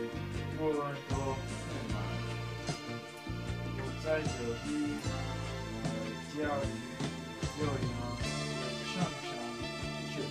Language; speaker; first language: Chinese; non-native, learner; English